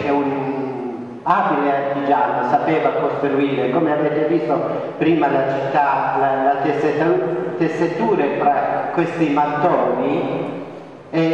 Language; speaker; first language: Italian; non-native, fluent; Central Kurdish